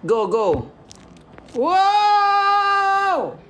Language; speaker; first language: English; non-native, learner; Indonesian